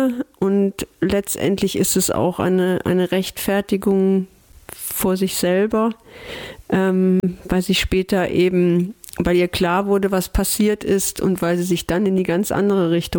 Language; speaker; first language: German; native; German